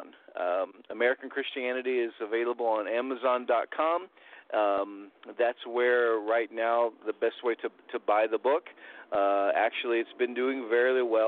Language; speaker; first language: English; native; English